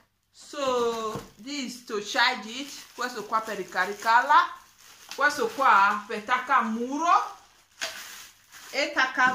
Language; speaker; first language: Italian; non-native, learner; English